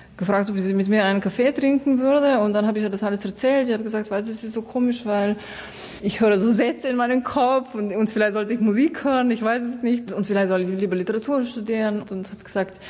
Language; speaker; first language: German; non-native, fluent; Slovenian